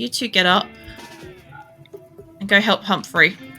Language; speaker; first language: English; native; English